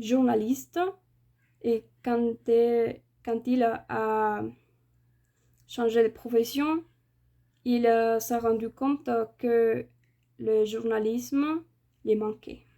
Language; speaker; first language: French; non-native, fluent; Spanish